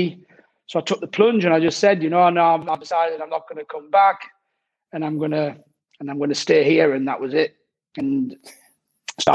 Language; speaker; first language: English; native; English